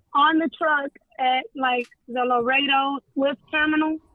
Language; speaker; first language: English; native; English